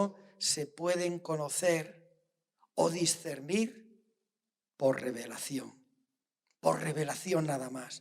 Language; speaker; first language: Spanish; native; Spanish